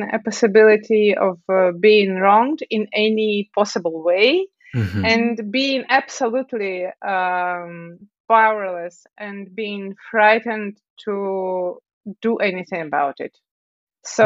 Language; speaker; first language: English; non-native, fluent; Russian